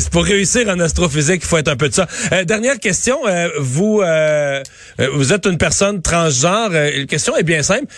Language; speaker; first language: French; native; French